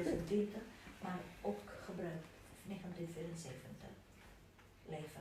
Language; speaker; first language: Dutch; non-native, learner; Indonesian